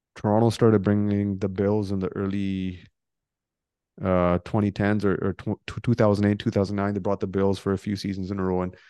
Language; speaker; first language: English; early bilingual, other home language; Punjabi